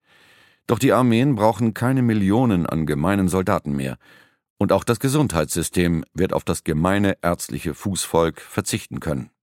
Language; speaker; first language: German; native; German